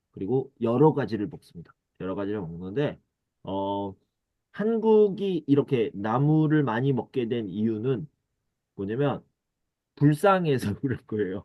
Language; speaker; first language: Korean; native; Korean